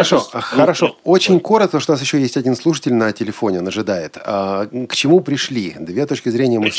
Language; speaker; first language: Russian; native; Russian